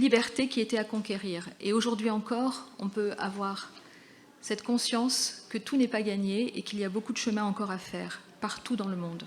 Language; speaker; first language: French; native; French